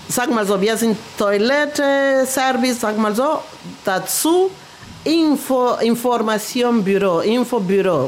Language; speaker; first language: German; non-native, learner; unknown